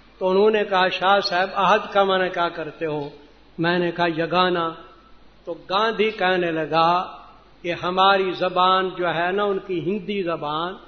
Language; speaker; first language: Urdu; non-native, local second language; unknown